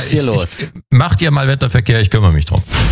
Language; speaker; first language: German; native; German